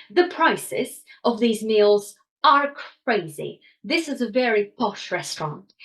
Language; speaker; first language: English; non-native, fluent; Czech